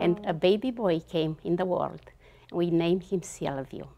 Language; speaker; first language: English; non-native, fluent; Romanian